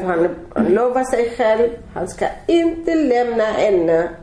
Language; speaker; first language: Swedish; non-native, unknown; Arabic